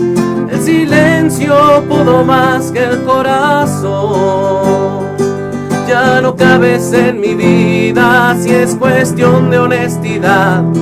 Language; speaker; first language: Spanish; native; Spanish